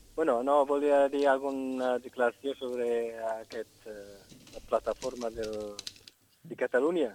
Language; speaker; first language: Catalan; non-native, fluent; Arabic